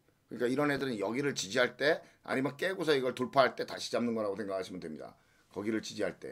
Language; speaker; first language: Korean; native; Korean